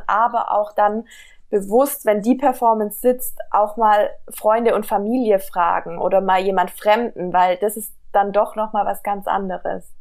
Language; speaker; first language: German; native; German